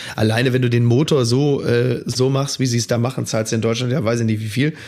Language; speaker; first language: German; native; German